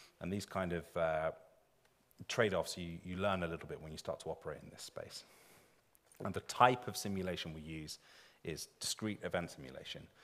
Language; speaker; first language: English; native; English